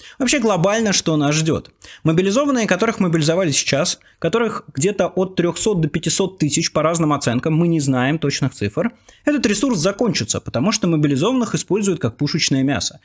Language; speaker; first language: Russian; native; Russian